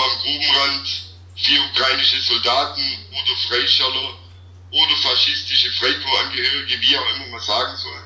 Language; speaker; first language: German; native; German